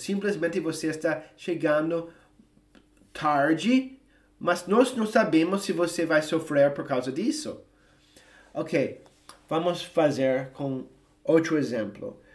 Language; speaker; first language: Portuguese; non-native, fluent; English